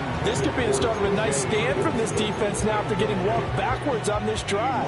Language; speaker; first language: English; native; English